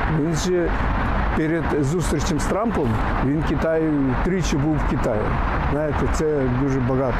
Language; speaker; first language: Ukrainian; non-native, fluent; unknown